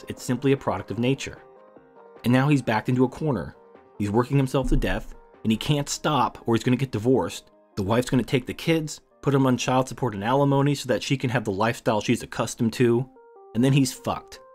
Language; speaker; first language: English; native; English